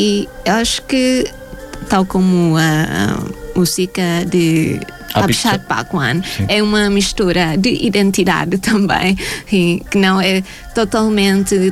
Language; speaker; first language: Portuguese; non-native, fluent; Thai